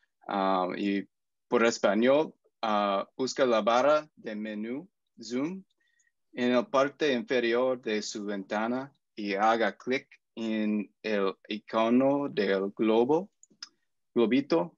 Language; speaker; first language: Spanish; non-native, learner; English